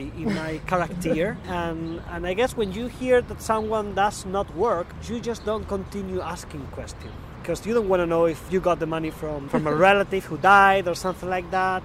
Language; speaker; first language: English; non-native, fluent; Spanish